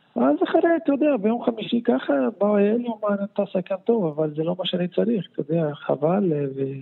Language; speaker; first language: Hebrew; non-native, fluent; Portuguese